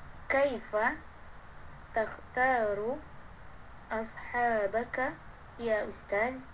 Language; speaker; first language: Arabic; non-native, learner; Malay